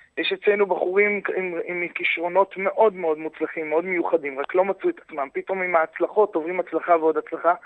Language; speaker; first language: Hebrew; native; Hebrew